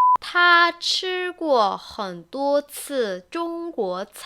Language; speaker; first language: Chinese; non-native, fluent; Korean